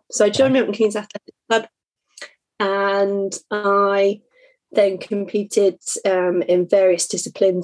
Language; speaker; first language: English; native; English